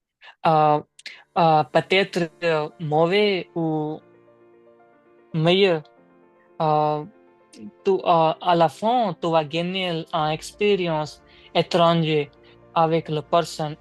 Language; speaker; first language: French; non-native, learner; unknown